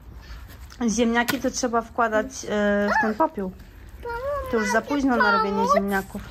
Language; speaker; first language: Polish; native; Polish